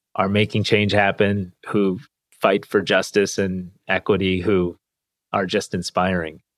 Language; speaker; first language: English; native; English